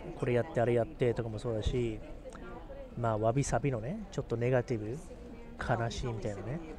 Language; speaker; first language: Japanese; native; Japanese